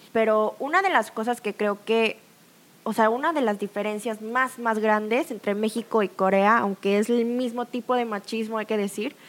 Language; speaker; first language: Spanish; non-native, fluent; Korean